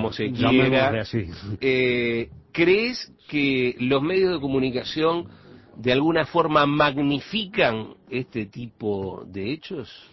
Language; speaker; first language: Spanish; native; Spanish